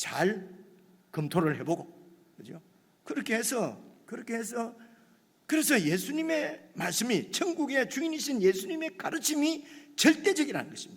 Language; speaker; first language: Korean; native; Korean